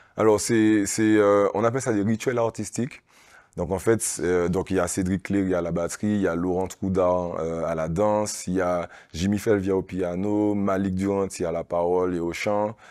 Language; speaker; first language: French; native; French